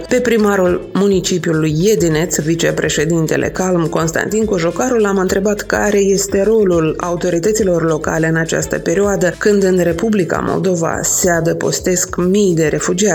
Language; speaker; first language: Romanian; native; Romanian